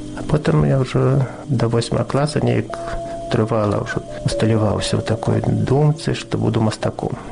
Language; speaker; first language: Belarusian; native; Belarusian